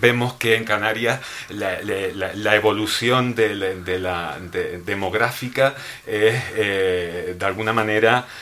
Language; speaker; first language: Spanish; native; Spanish